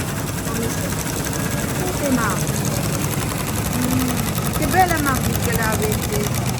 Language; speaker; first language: Italian; non-native, learner; Filipino